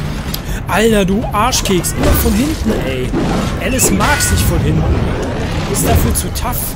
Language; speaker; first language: German; native; German